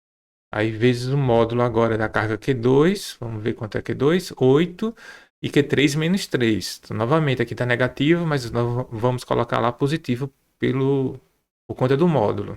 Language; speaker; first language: Portuguese; native; Portuguese